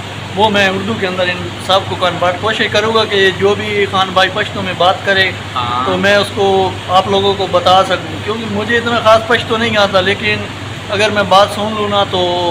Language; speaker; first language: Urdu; non-native, local second language; Punjabi